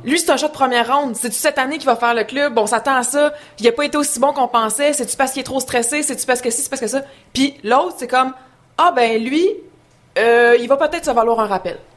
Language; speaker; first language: French; native; French